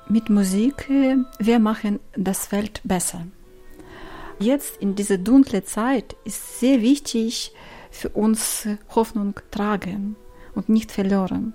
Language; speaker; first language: German; non-native, learner; Ukrainian